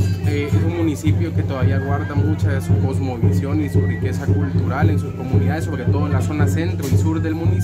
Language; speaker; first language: Spanish; native; Spanish